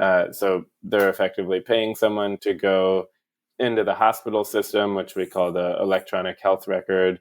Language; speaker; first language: English; native; English